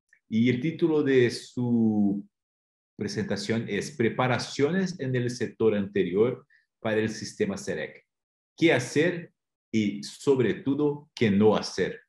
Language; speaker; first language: Spanish; non-native, fluent; Portuguese